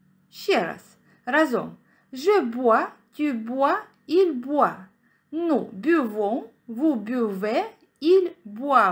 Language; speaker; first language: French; non-native, fluent; Ukrainian